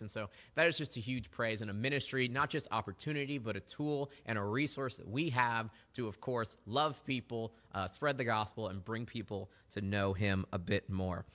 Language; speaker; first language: English; native; English